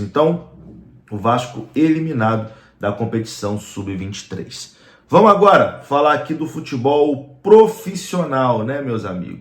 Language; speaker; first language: Portuguese; native; Portuguese